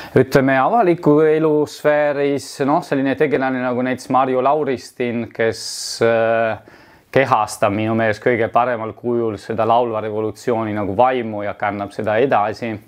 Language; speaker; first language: Estonian; non-native, fluent; Italian